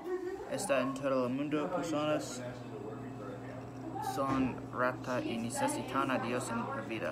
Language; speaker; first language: Spanish; non-native, learner; English